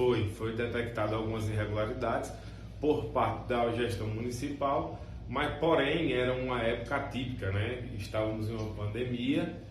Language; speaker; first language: Portuguese; native; Portuguese